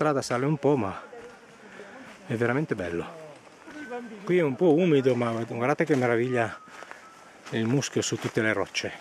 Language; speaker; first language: Italian; native; Italian